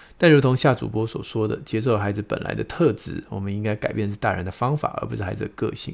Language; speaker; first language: Chinese; native; Chinese